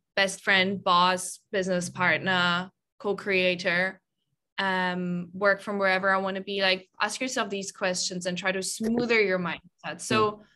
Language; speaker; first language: English; non-native, fluent; German